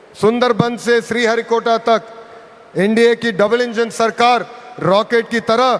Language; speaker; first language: Hindi; non-native, local second language; Telugu